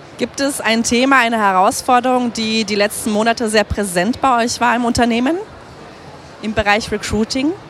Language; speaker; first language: German; native; German